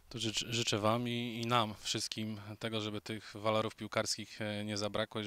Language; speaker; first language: Polish; native; Polish